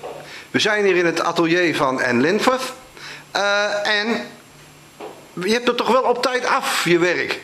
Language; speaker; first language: Dutch; native; Dutch